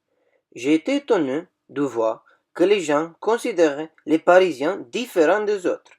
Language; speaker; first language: French; non-native, fluent; Romanian